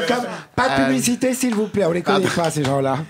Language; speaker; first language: French; native; French